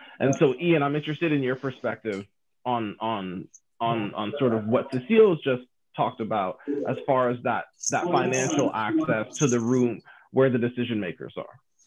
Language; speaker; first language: English; native; English